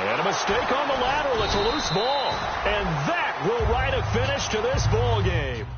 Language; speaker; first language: English; native; English